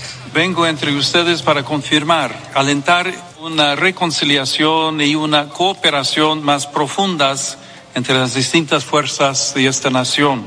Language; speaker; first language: Spanish; non-native, fluent; English